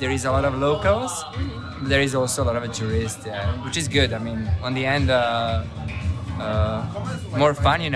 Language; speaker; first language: English; non-native, learner; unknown